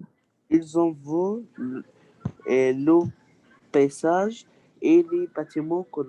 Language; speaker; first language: French; non-native, learner; Arabic